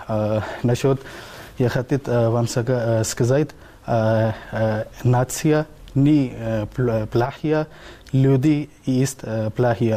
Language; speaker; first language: Russian; non-native, learner; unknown